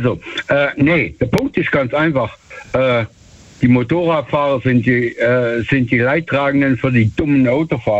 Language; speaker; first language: German; native; German